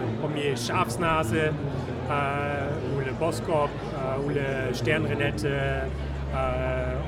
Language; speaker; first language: French; non-native, learner; German